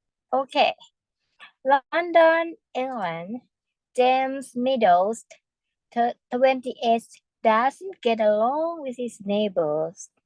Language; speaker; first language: English; non-native, fluent; Thai